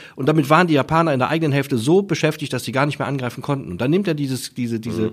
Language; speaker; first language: German; native; German